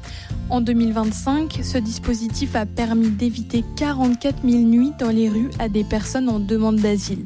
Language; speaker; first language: French; native; French